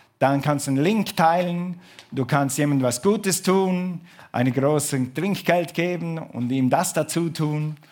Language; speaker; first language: German; non-native, fluent; English